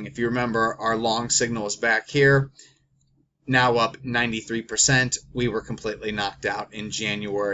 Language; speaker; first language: English; native; English